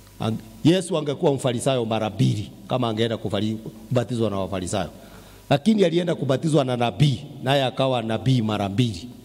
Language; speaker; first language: Swahili; non-native, local second language; Kikuyu